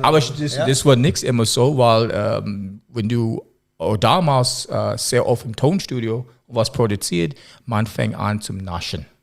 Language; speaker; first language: German; non-native, learner; English